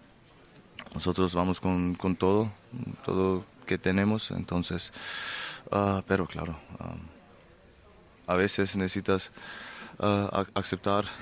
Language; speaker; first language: Spanish; non-native, learner; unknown